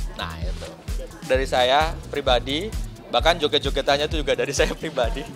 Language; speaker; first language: Indonesian; native; Indonesian